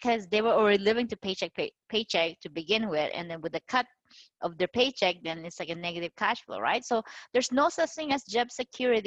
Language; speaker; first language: English; non-native, local second language; Filipino